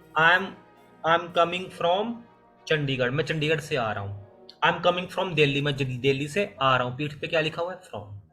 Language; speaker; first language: Hindi; native; Hindi